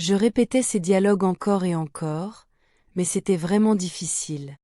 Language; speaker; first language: French; non-native, fluent; Portuguese